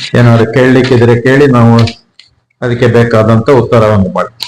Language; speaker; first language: Kannada; native; Kannada